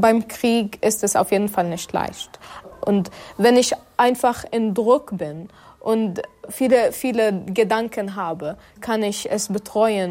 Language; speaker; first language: German; non-native, learner; Arabic